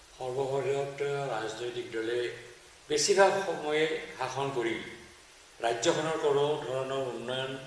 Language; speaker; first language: Assamese; native; Assamese